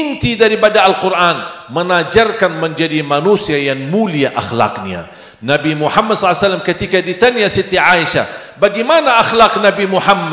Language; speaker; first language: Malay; non-native, fluent; Arabic